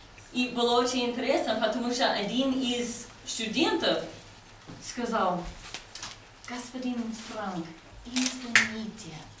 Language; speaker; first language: Russian; non-native, fluent; English